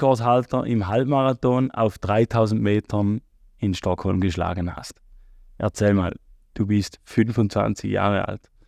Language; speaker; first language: German; native; German